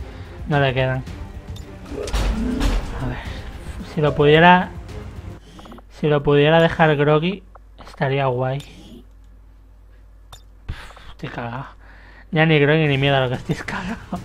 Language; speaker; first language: Spanish; native; Spanish